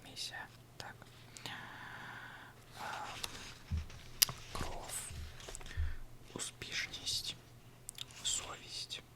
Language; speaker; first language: Ukrainian; non-native, learner; Russian